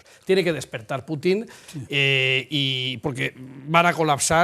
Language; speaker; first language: Spanish; native; Spanish